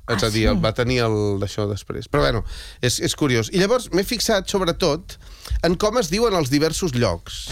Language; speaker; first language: Catalan; native; Catalan